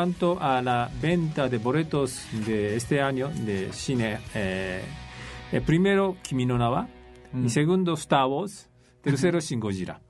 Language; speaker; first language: Spanish; non-native, fluent; Japanese